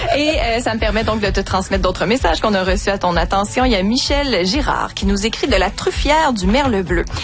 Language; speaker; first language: French; native; French